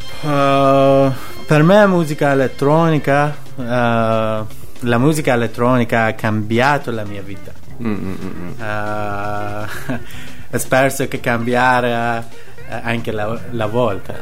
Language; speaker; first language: Italian; non-native, learner; Persian